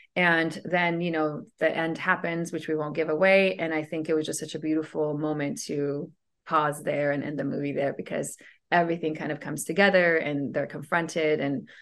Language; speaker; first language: English; early bilingual, other home language; Persian